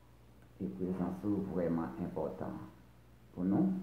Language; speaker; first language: French; non-native, local second language; Haitian Creole